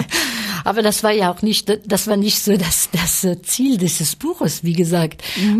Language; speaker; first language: German; early bilingual, heritage; French